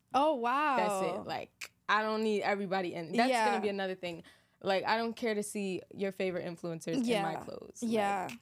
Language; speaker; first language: English; native; English